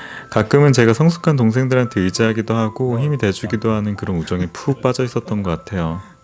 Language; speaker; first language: Korean; non-native, fluent; Turkish